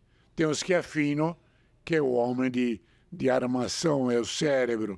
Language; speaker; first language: Portuguese; non-native, fluent; Italian